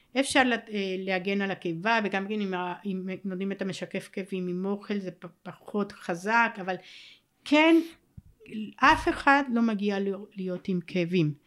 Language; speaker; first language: Hebrew; non-native, fluent; Spanish